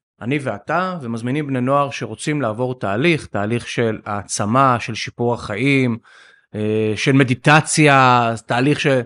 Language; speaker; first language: Hebrew; native; Hebrew